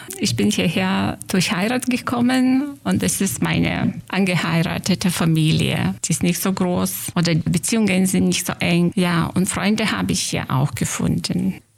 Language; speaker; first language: German; non-native, fluent; Lithuanian